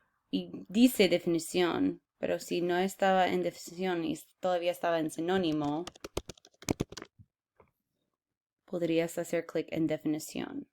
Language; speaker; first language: Spanish; non-native, fluent; English